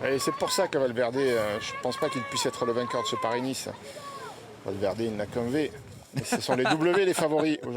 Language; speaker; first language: French; native; French